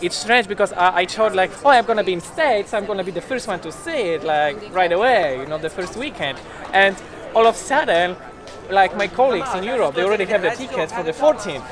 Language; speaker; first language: English; non-native, fluent; Polish